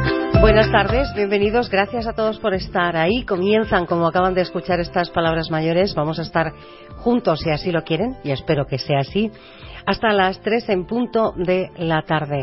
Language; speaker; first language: Spanish; native; Spanish